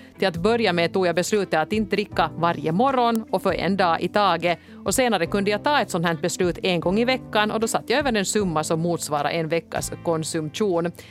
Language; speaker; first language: Swedish; native; Swedish